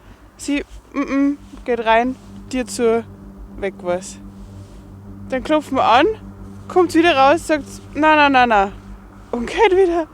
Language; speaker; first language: German; native; German